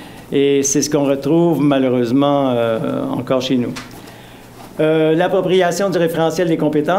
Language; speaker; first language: French; native; French